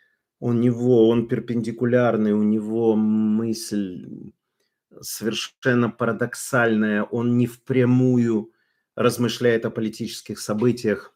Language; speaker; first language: Russian; native; Russian